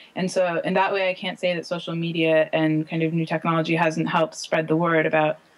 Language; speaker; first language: English; native; English